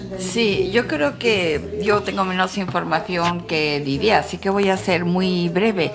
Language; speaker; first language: Spanish; non-native, fluent; French